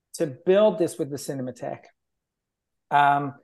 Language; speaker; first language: English; native; English